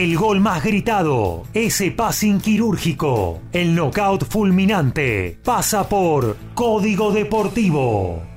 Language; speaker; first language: Spanish; native; Spanish